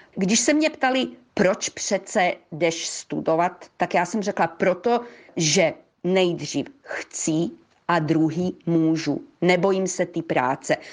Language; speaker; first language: Czech; early bilingual, heritage; Croatian